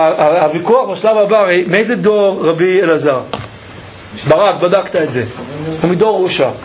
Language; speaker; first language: Hebrew; native; Hebrew